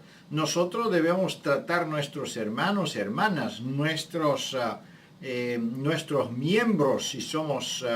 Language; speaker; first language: Spanish; non-native, fluent; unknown